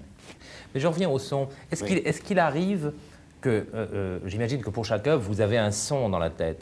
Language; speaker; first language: French; native; French